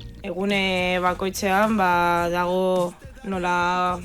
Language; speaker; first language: Basque; non-native, local second language; Spanish